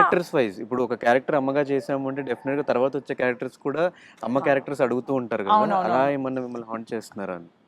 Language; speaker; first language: Telugu; native; Telugu